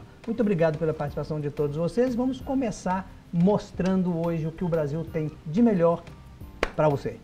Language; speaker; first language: Portuguese; native; Portuguese